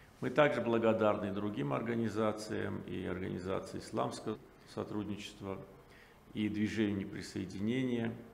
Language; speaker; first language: Russian; non-native, local second language; Azerbaijani